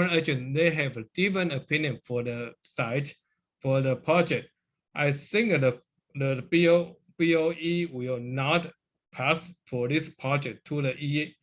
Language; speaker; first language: English; non-native, learner; Chinese